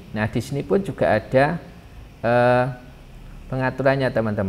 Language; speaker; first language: Indonesian; native; Indonesian